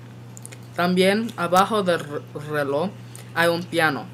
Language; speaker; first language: Spanish; non-native, learner; English